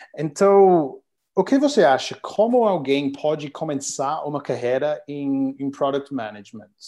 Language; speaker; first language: Portuguese; non-native, learner; English